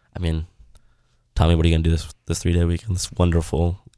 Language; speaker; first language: English; native; English